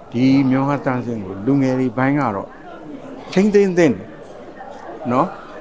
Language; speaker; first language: Burmese; native; Burmese